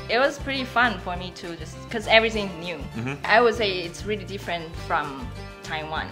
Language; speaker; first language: English; non-native, fluent; Chinese